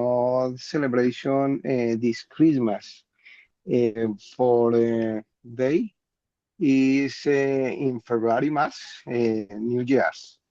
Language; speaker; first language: English; non-native, learner; Spanish